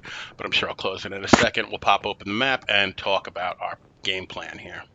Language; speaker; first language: English; native; English